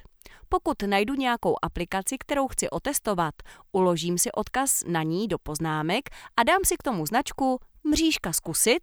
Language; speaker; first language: Czech; native; Czech